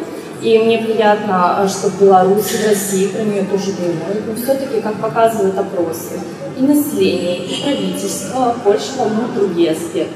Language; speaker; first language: Russian; native; Russian